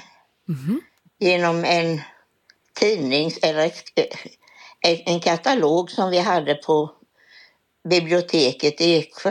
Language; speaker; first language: Swedish; native; Swedish